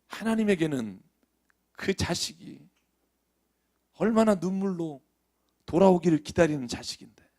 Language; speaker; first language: Korean; native; Korean